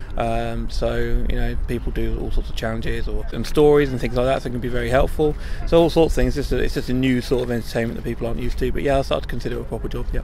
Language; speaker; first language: English; native; English